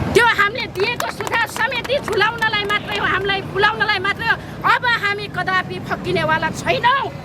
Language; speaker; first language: Nepali; non-native, local second language; Rana Tharu